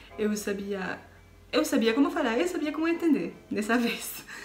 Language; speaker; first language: Portuguese; non-native, learner; French